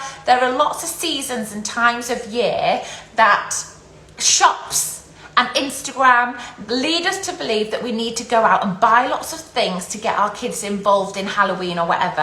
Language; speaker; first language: English; native; English